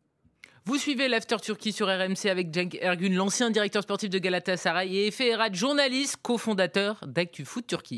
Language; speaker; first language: French; native; French